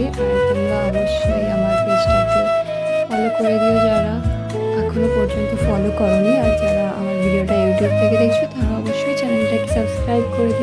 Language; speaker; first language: Bangla; native; Bangla